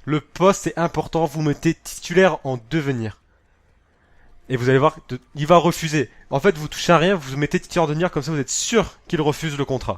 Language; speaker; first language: French; native; French